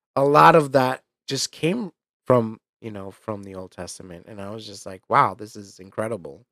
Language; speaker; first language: English; native; English